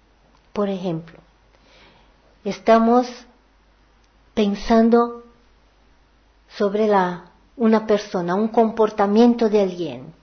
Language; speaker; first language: Portuguese; non-native, learner; Spanish